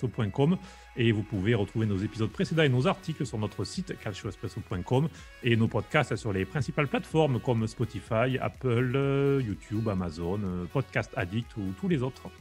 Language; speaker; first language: French; native; French